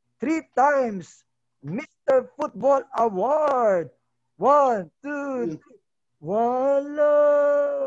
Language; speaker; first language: English; non-native, local second language; Filipino